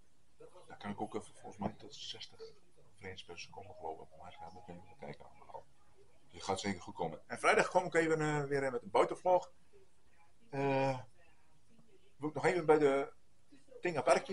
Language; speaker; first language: Dutch; native; Dutch